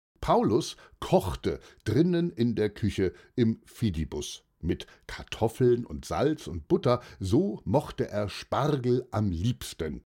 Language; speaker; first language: German; native; German